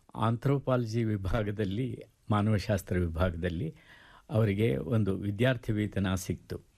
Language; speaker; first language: Kannada; native; Kannada